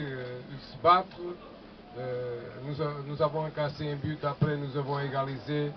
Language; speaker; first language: French; non-native, fluent; Portuguese